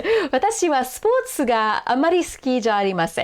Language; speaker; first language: Japanese; non-native, fluent; English